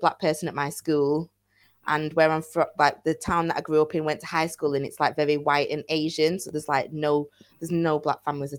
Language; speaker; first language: English; native; English